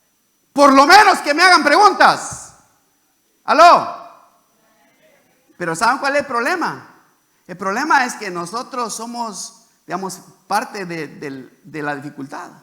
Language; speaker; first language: Spanish; native; Spanish